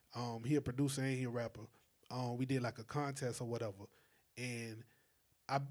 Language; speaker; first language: English; native; English